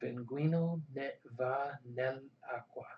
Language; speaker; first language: Italian; non-native, learner; English